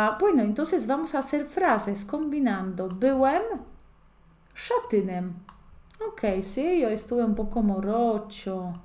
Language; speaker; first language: Spanish; non-native, fluent; Polish